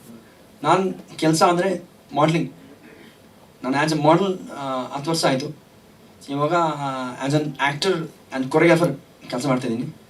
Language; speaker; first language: Kannada; non-native, learner; Hindi